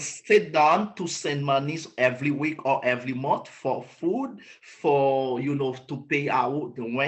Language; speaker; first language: English; non-native, learner; Haitian Creole